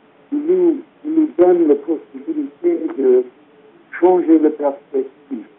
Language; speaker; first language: French; non-native, fluent; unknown